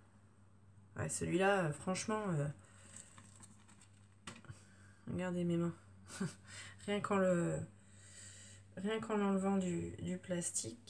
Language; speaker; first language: French; native; French